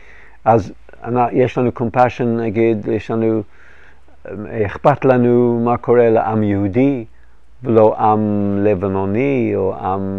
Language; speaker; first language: Hebrew; non-native, fluent; English